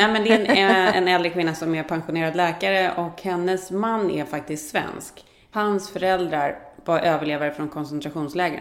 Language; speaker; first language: Swedish; native; Swedish